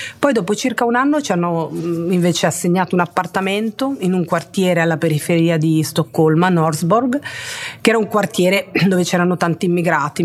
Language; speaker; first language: Italian; early bilingual, other home language; Spanish